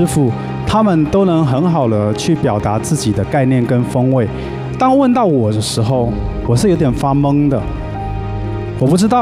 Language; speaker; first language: Chinese; native; Chinese